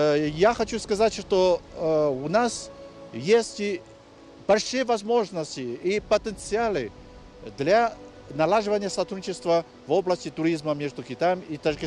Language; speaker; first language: Russian; non-native, fluent; Chinese